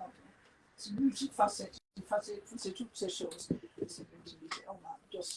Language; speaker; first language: French; non-native, fluent; English